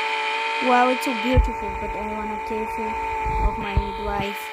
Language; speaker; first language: English; non-native, learner; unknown